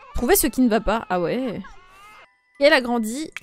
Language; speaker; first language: French; non-native, fluent; Polish